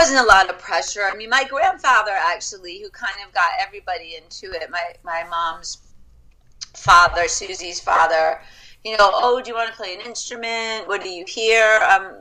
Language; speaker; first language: English; native; English